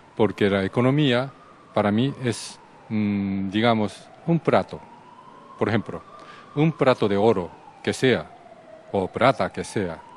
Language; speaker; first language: Spanish; non-native, learner; Japanese